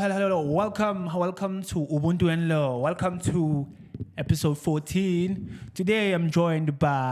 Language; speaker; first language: English; non-native, local second language; Zulu